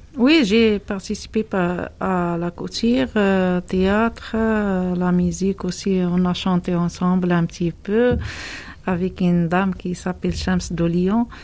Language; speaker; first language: French; non-native, learner; Arabic